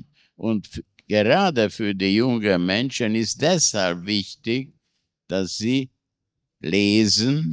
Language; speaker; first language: German; non-native, fluent; Hungarian